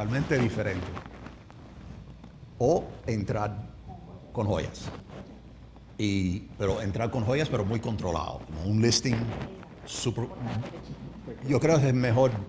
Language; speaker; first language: Spanish; early bilingual, heritage; English